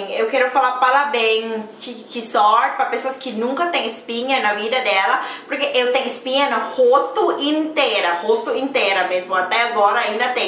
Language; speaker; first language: Portuguese; non-native, learner; Thai